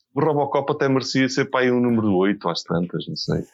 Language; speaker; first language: Portuguese; native; Portuguese